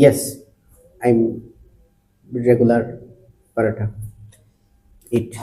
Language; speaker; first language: English; non-native, learner; Bangla